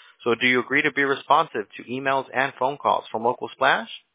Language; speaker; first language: English; early bilingual, other home language; Spanish